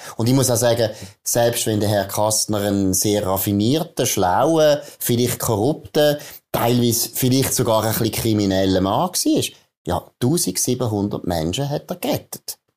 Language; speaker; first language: German; native; German